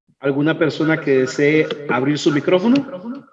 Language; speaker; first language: Spanish; native; Spanish